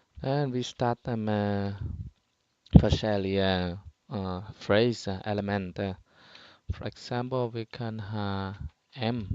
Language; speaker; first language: Norwegian; non-native, fluent; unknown